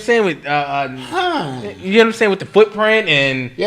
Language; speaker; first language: English; native; English